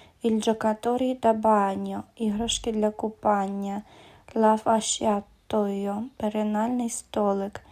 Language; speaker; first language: Italian; non-native, learner; Ukrainian